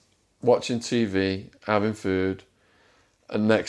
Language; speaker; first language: English; native; English